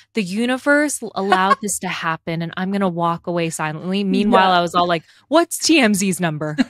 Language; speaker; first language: English; native; English